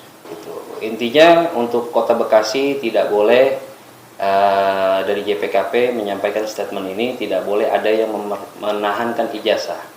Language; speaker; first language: Indonesian; native; Indonesian